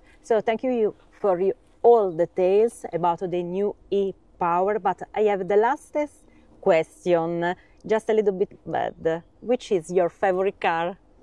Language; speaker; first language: English; non-native, learner; Italian